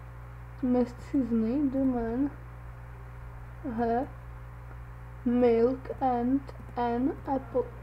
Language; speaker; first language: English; non-native, learner; Czech